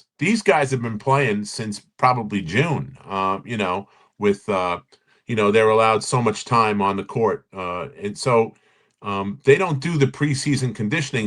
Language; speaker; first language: English; native; English